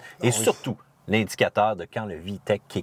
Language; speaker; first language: French; native; French